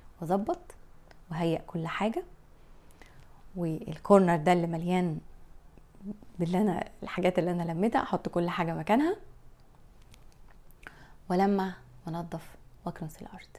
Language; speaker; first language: Arabic; native; Arabic